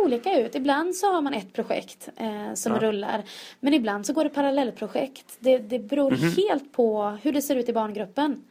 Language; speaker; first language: Swedish; native; Swedish